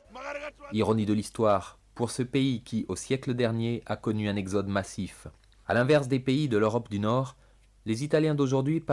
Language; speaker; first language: French; native; French